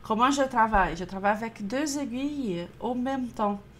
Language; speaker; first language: French; non-native, fluent; Portuguese